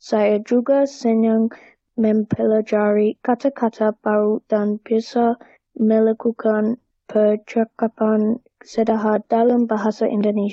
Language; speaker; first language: Indonesian; non-native, learner; English